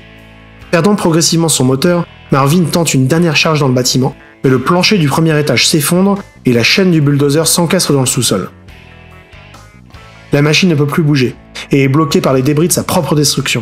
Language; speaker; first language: French; native; French